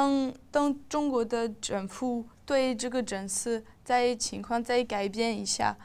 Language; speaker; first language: Chinese; non-native, learner; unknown